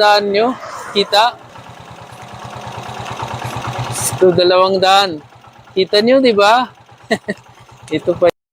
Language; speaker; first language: Filipino; non-native, learner; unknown